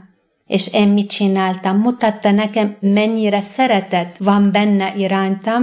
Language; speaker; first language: Hungarian; non-native, fluent; Arabic